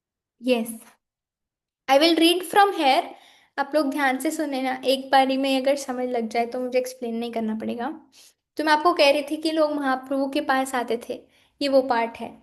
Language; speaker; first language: Hindi; native; Hindi